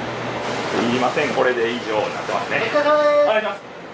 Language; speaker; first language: Japanese; native; Japanese